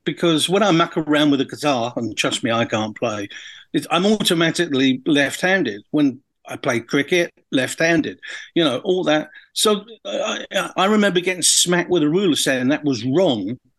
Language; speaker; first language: English; native; English